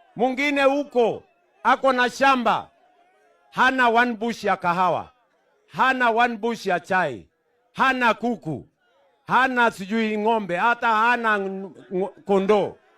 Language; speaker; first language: Swahili; non-native, local second language; Kalenjin